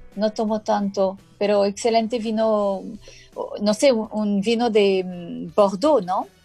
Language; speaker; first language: Spanish; non-native, fluent; French